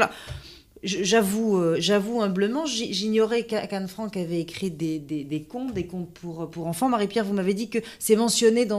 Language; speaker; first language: French; native; French